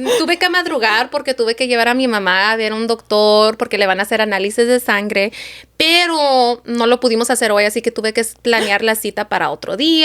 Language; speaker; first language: Spanish; early bilingual, heritage; Spanish